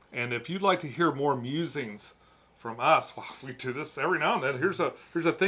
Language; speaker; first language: English; native; English